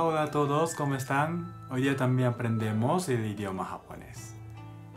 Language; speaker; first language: Spanish; non-native, learner; Japanese